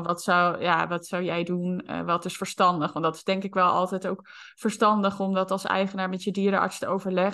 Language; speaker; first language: Dutch; native; Dutch